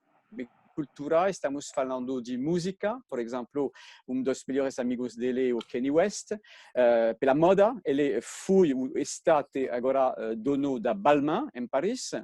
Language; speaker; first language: Portuguese; non-native, fluent; French